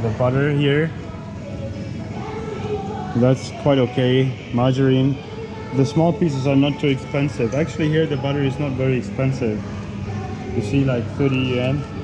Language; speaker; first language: English; non-native, fluent; German